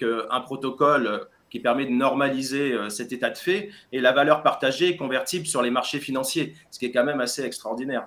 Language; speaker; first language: French; native; French